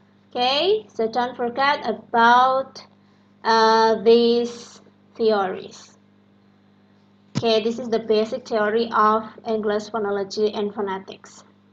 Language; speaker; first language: English; non-native, fluent; Indonesian